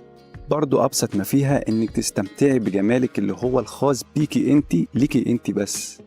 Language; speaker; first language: Arabic; native; Arabic